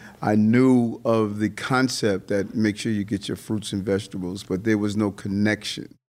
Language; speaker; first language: English; native; English